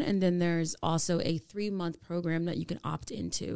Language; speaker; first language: English; native; English